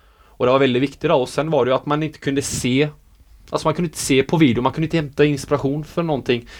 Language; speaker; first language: Swedish; native; Swedish